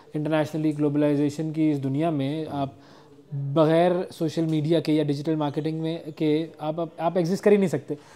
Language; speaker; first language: Urdu; native; Urdu